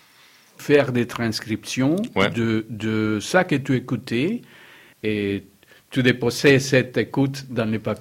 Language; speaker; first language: French; non-native, learner; Spanish